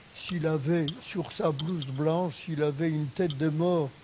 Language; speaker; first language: French; non-native, fluent; Polish